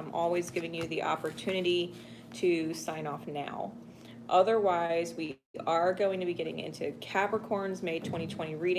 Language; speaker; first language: English; native; English